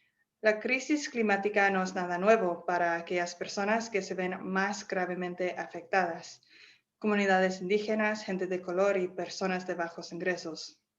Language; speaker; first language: Spanish; non-native, fluent; English